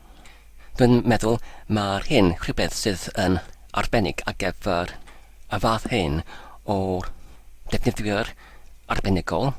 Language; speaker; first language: Welsh; non-native, learner; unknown